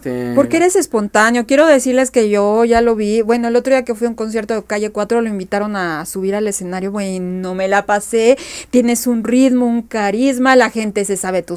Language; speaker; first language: Spanish; native; Spanish